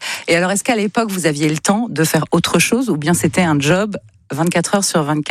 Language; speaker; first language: French; native; French